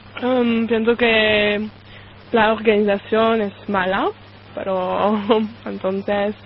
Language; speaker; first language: Spanish; non-native, learner; French